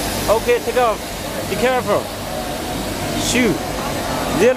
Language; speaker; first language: English; non-native, learner; Chinese